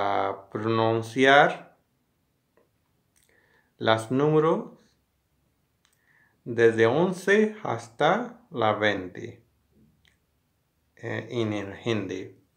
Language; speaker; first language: Spanish; non-native, learner; Hindi